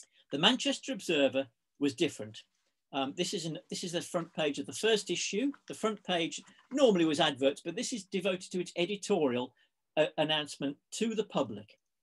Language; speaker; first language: English; native; English